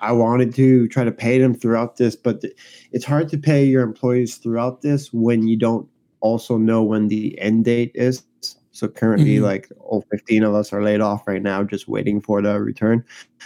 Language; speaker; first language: English; native; English